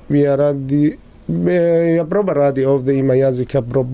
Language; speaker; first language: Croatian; non-native, learner; Arabic